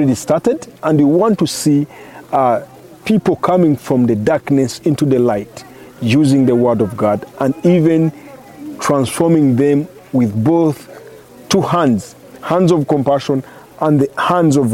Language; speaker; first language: English; non-native, local second language; Kinyarwanda